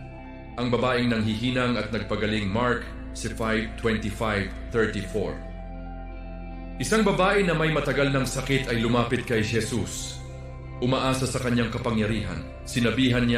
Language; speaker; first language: Filipino; native; Filipino